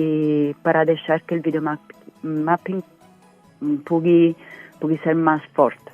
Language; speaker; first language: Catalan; non-native, fluent; Italian